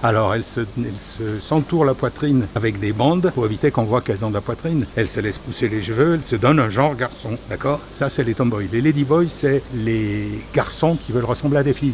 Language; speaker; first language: French; native; French